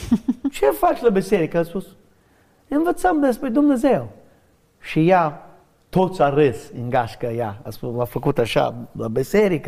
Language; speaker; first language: Romanian; non-native, learner; English